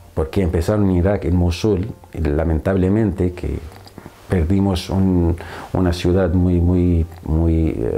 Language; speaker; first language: Spanish; non-native, fluent; Arabic